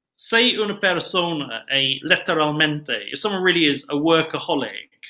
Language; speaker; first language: Italian; non-native, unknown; English